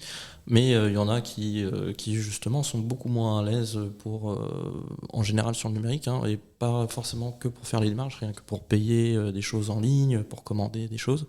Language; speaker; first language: French; native; French